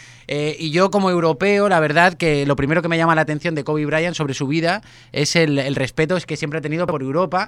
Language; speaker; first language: Spanish; native; Spanish